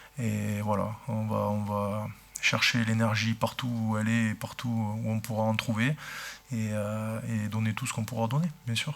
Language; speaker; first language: French; native; French